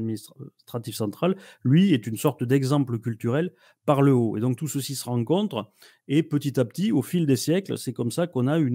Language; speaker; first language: French; native; French